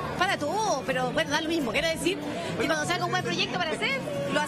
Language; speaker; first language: Spanish; native; Spanish